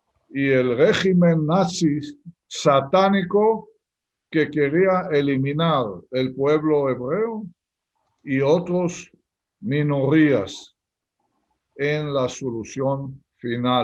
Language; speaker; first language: Spanish; non-native, fluent; Hebrew